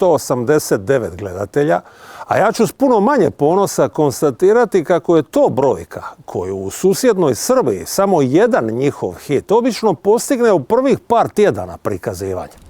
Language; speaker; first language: Bosnian; native; Bosnian